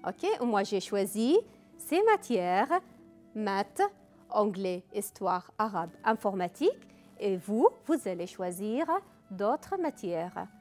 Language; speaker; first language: French; non-native, local second language; Arabic